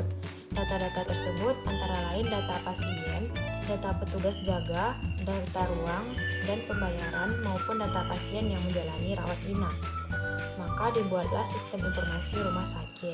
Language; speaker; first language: Indonesian; native; Indonesian